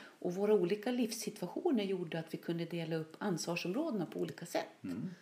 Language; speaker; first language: Swedish; native; Swedish